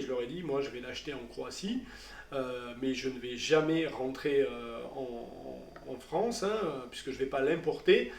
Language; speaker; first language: French; native; French